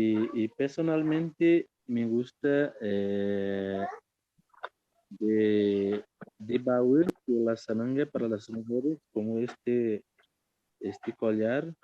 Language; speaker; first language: Spanish; non-native, fluent; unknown